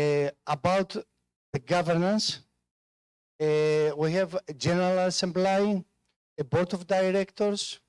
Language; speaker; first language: English; non-native, fluent; Greek